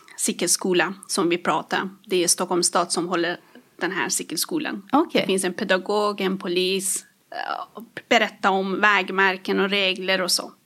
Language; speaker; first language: Swedish; non-native, fluent; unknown